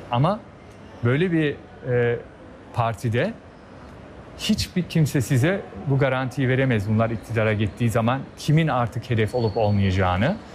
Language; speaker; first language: Turkish; early bilingual, heritage; Turkish